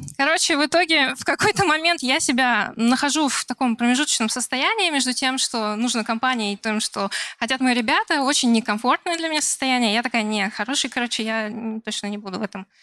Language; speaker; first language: Russian; native; Russian